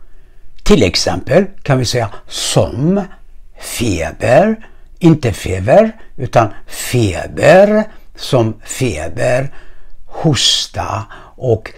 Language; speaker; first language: Swedish; non-native, fluent; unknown